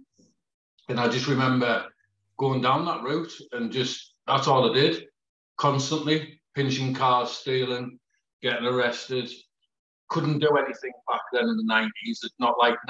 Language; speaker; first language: English; native; English